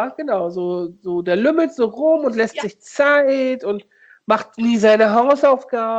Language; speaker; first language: German; native; German